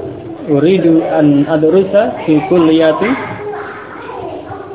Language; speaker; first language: Arabic; non-native, fluent; Indonesian